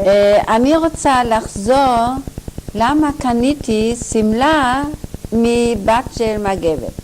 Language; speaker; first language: Hebrew; non-native, fluent; German